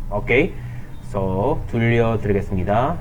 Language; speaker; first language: Korean; non-native, fluent; Filipino